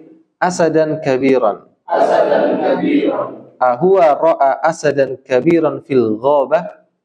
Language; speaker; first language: Arabic; non-native, fluent; Indonesian